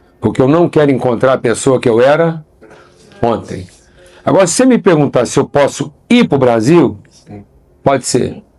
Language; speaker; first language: Portuguese; native; Portuguese